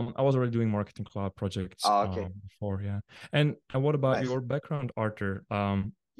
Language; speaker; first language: English; non-native, fluent; Dutch